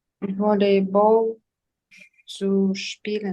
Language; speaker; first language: German; non-native, learner; Ukrainian